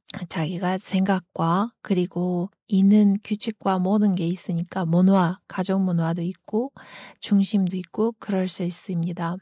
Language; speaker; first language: Korean; non-native, fluent; Kyrgyz